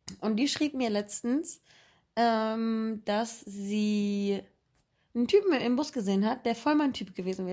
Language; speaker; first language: German; native; German